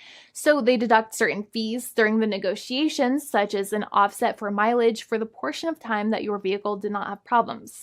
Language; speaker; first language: English; native; English